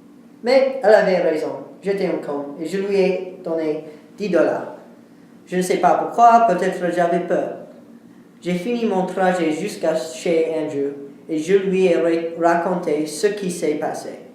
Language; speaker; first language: French; non-native, learner; English